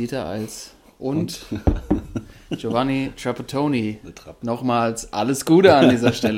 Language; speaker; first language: German; native; German